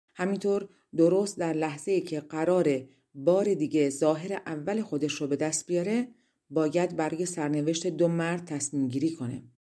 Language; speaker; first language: Persian; native; Persian